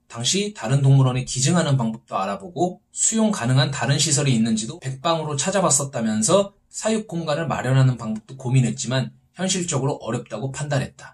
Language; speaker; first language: Korean; native; Korean